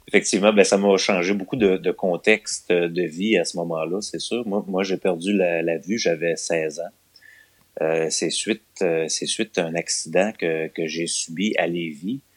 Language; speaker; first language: French; native; French